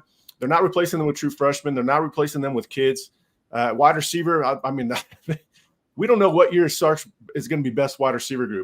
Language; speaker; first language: English; native; English